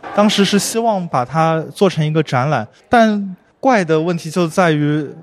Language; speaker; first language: Chinese; native; Chinese